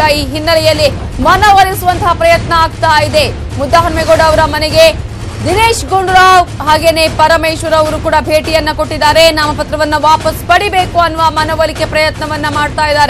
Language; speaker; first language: Kannada; native; Kannada